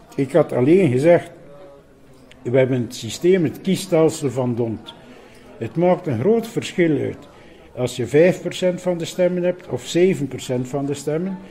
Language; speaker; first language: Dutch; native; Dutch